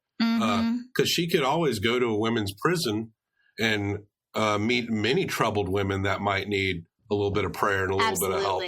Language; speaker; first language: English; native; English